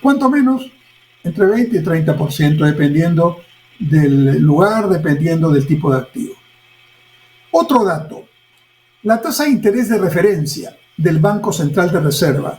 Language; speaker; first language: Spanish; native; Spanish